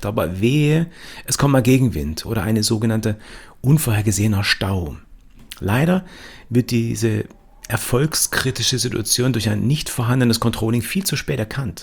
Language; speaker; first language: German; native; German